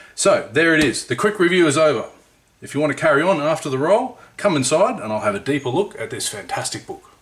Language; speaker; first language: English; native; English